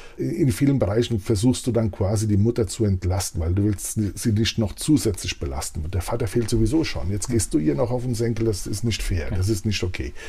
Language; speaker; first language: German; early bilingual, other home language; Italian